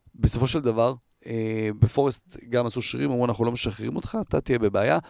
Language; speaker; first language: Hebrew; native; Hebrew